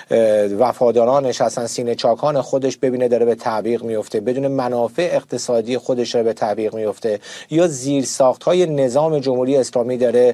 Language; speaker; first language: Persian; native; Persian